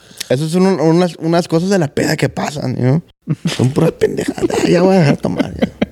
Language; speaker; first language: Spanish; early bilingual, heritage; Spanish